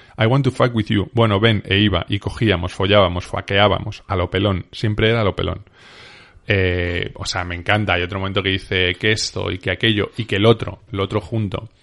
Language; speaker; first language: Spanish; native; Spanish